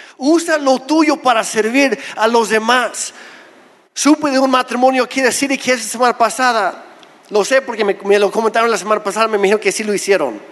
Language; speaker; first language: Spanish; non-native, fluent; English